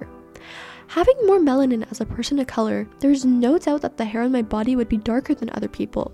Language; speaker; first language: English; early bilingual, other home language; Persian